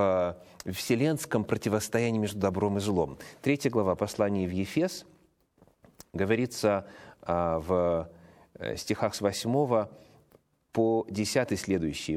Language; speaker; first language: Russian; native; Russian